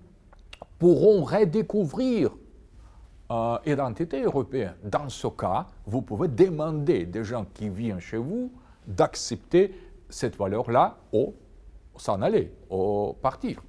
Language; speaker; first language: French; non-native, fluent; Russian